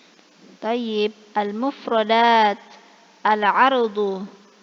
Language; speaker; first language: Arabic; non-native, fluent; Indonesian